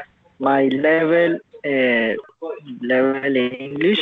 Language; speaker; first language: English; non-native, learner; Spanish